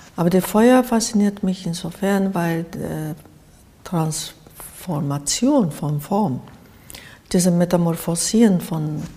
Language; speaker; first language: German; non-native, fluent; Japanese